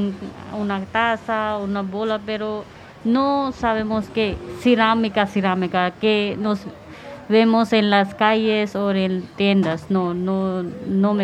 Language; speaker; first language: Spanish; non-native, learner; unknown